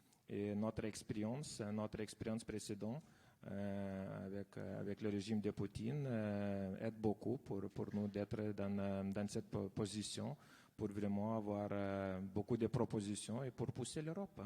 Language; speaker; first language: French; non-native, fluent; Lithuanian